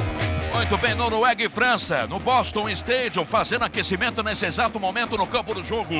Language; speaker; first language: Portuguese; native; Portuguese